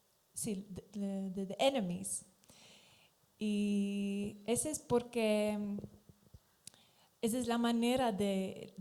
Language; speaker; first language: Spanish; non-native, fluent; Dutch